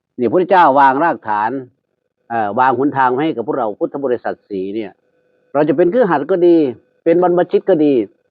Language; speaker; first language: Thai; native; Thai